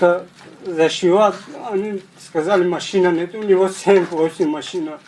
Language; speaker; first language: Russian; non-native, learner; Tajik